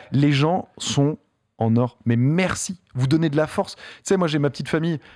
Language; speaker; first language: French; native; French